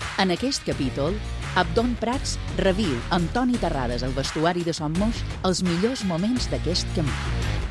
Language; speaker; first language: Catalan; native; Catalan